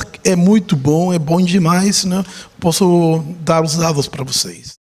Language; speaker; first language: Portuguese; non-native, fluent; Spanish